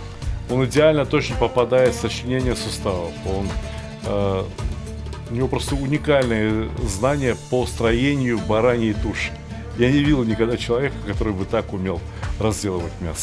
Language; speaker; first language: Russian; native; Russian